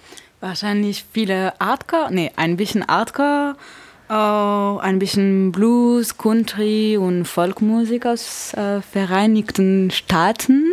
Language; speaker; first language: German; non-native, fluent; French